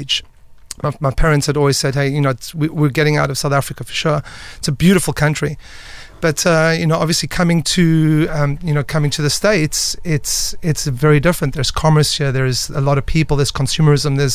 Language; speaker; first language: English; native; English